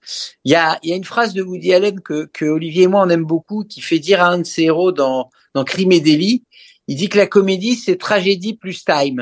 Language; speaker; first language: French; native; French